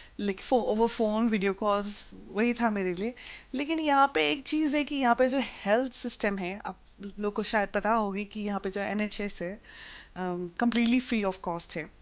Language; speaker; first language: Hindi; non-native, local second language; Assamese